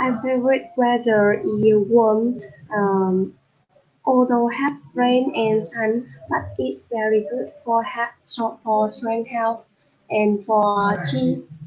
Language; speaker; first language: English; non-native, learner; Vietnamese